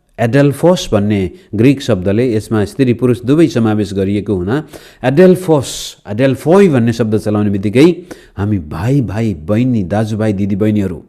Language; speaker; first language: Nepali; native; Nepali